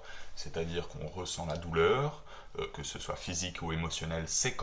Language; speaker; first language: French; native; French